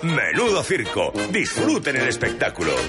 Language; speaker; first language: Spanish; native; Spanish